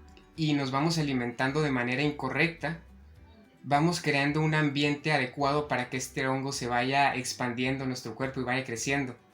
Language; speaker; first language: Spanish; native; Spanish